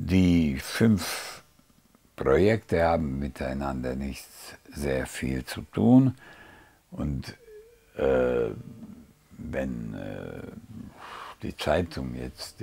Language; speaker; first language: German; non-native, fluent; Hungarian